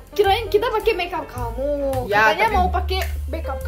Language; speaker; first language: Indonesian; early bilingual, other home language; Russian